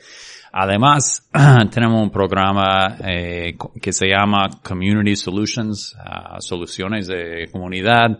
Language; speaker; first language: Spanish; non-native, fluent; English